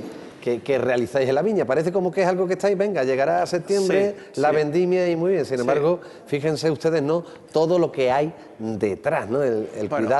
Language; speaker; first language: Spanish; native; Spanish